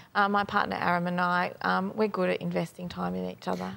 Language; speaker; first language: English; native; English